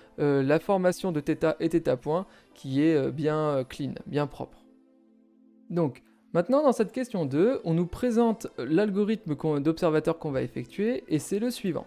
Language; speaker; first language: French; native; French